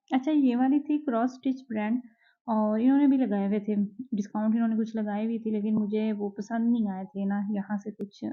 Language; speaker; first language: Urdu; native; Urdu